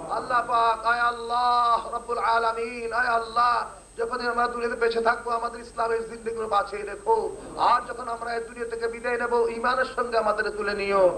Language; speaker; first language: Bangla; non-native, fluent; Urdu